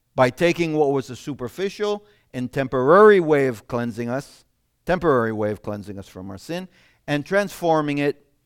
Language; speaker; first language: English; non-native, fluent; Italian